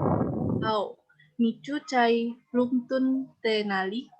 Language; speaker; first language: Chinese; non-native, learner; Indonesian